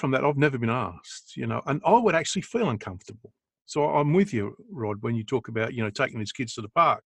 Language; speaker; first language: English; native; English